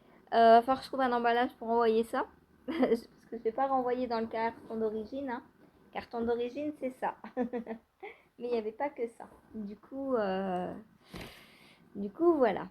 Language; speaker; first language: French; native; French